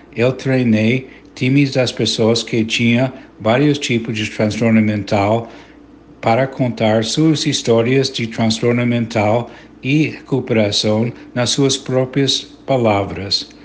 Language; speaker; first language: Portuguese; non-native, fluent; English